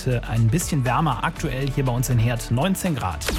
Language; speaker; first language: German; native; German